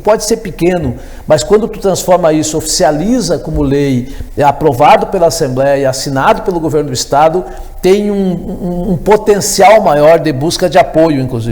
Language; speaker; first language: Portuguese; native; Portuguese